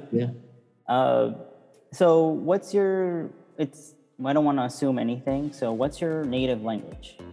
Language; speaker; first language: English; native; English